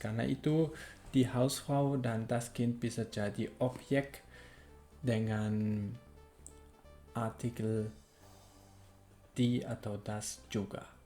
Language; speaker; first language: Indonesian; non-native, fluent; German